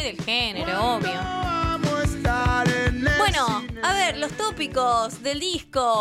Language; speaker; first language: Spanish; native; Spanish